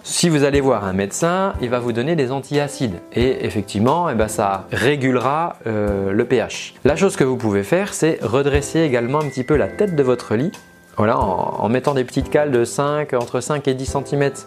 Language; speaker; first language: French; native; French